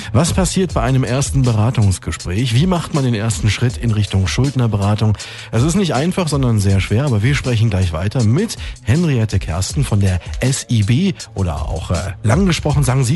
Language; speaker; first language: German; native; German